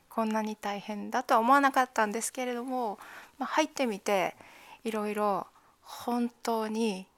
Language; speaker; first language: Japanese; native; Japanese